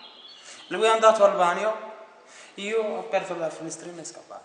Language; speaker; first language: Italian; non-native, learner; Arabic